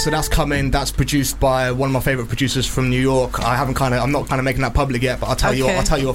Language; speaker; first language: English; native; English